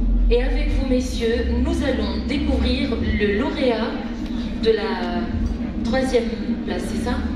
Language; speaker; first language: French; non-native, local second language; Arabic